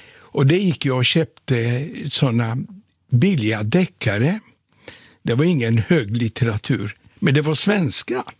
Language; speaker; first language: Swedish; non-native, fluent; Polish